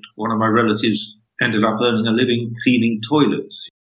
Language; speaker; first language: English; native; English